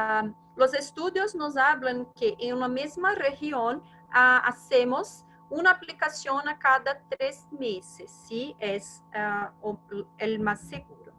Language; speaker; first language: Spanish; non-native, fluent; Portuguese